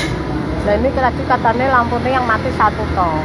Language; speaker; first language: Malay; non-native, local second language; Javanese